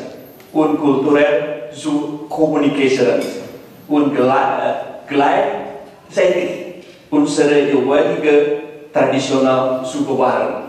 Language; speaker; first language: German; non-native, learner; Indonesian